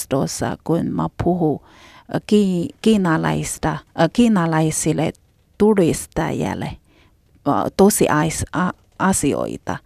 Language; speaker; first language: Finnish; non-native, learner; Chinese